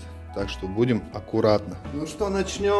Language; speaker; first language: Russian; native; Russian